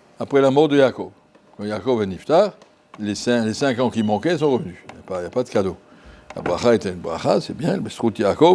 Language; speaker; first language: French; native; French